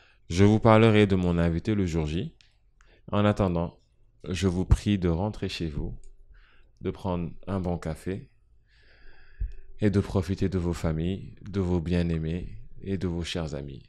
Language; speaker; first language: French; non-native, local second language; Wolof